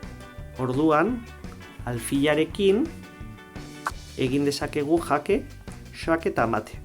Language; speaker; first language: Basque; non-native, local second language; Spanish